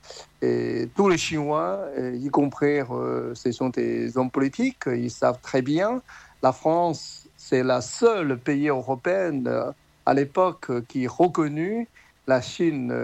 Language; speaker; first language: French; non-native, fluent; Chinese